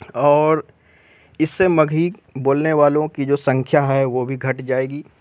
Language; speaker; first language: Hindi; non-native, local second language; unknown